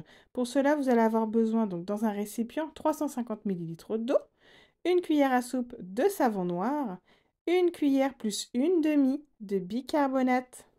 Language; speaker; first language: French; native; French